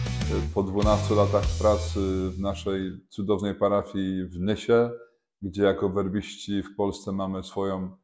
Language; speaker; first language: Polish; native; Polish